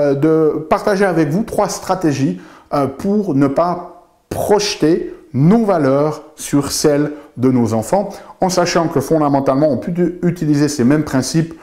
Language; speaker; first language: French; native; French